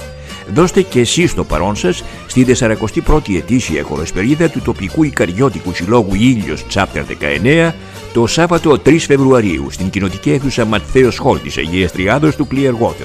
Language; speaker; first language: Greek; native; Greek